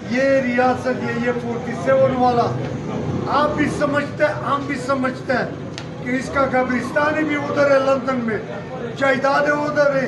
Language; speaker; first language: Urdu; non-native, local second language; Pashto